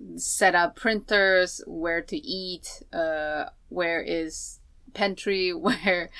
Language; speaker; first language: English; non-native, fluent; Chinese